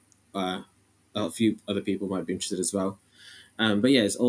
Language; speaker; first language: English; non-native, local second language; Filipino